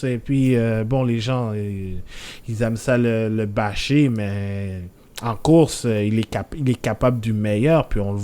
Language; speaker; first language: French; native; French